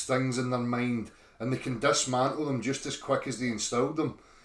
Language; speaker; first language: English; native; English